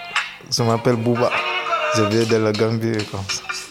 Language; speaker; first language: French; non-native, learner; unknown